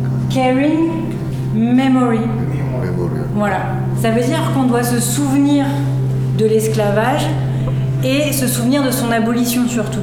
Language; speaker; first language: French; native; French